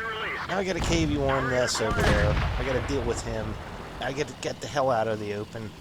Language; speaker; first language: English; native; English